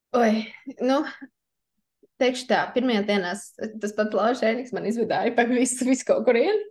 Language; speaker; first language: Latvian; native; Latvian